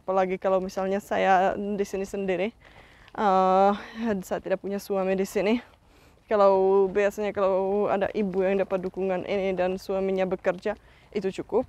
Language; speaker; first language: Indonesian; non-native, fluent; Czech